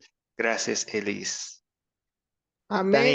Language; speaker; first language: Spanish; non-native, fluent; English